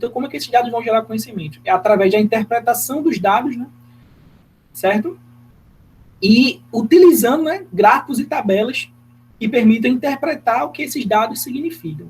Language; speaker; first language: Portuguese; native; Portuguese